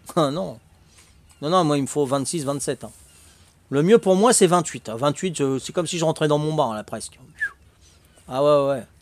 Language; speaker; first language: French; native; French